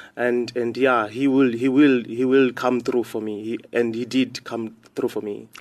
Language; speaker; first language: English; non-native, local second language; Xhosa